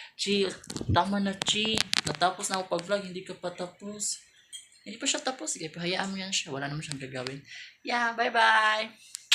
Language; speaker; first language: Filipino; non-native, local second language; Cebuano